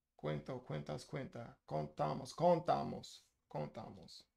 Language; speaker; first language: Spanish; non-native, learner; English